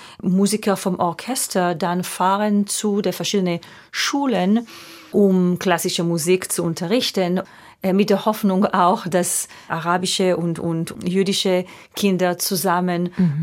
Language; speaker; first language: German; non-native, fluent; Hebrew